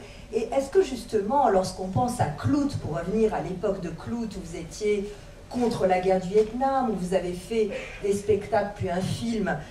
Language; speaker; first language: French; native; French